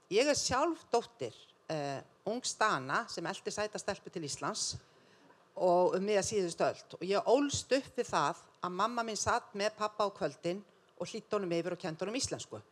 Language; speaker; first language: Icelandic; native; Icelandic